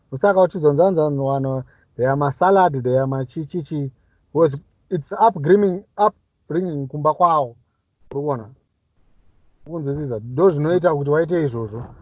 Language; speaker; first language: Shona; non-native, local second language; English